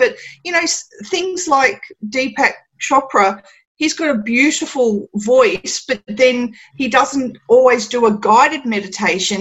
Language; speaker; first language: English; native; English